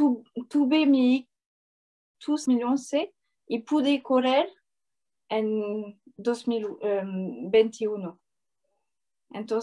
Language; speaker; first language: Spanish; non-native, fluent; French